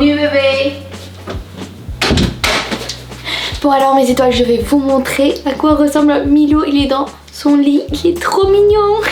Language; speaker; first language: French; native; French